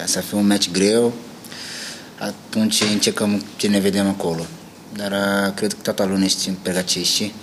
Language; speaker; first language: Romanian; non-native, learner; Portuguese